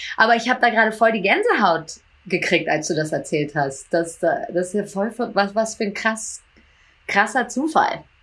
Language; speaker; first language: German; early bilingual, heritage; German